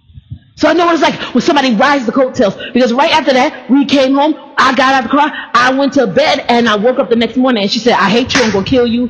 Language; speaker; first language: English; native; English